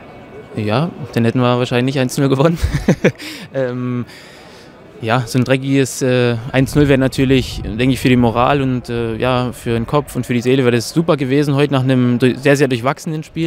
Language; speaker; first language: German; native; German